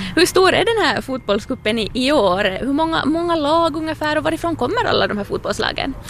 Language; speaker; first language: Swedish; native; Swedish